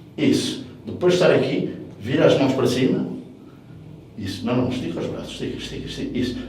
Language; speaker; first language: Portuguese; early bilingual, heritage; English